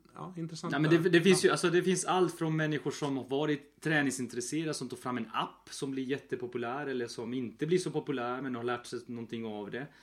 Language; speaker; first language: Swedish; early bilingual, other home language; Spanish